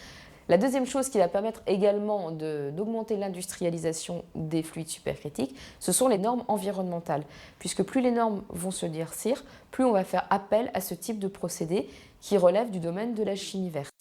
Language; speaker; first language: French; native; French